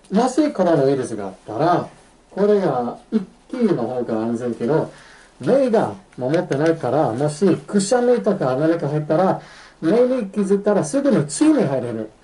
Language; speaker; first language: Japanese; non-native, fluent; English